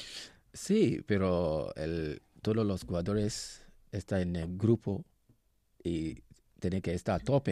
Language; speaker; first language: Spanish; non-native, learner; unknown